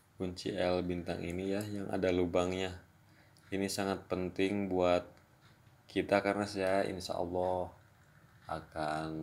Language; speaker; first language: Indonesian; non-native, local second language; Sundanese